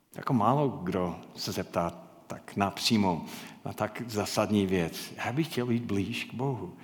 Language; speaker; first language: Czech; non-native, fluent; English